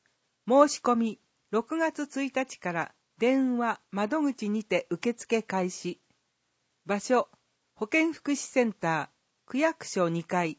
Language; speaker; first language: Japanese; native; Japanese